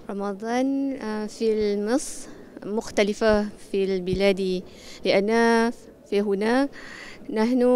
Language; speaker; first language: Arabic; non-native, learner; Malay